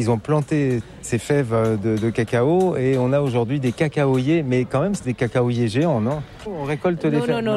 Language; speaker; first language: French; native; French